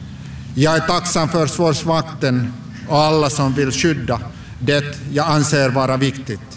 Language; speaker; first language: Swedish; non-native, local second language; Finnish